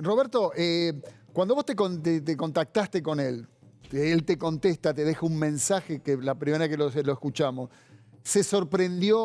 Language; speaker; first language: Spanish; native; Spanish